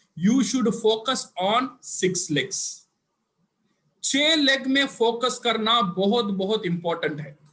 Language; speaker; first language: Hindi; non-native, local second language; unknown